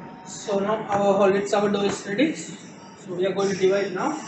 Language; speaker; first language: English; non-native, local second language; Sinhala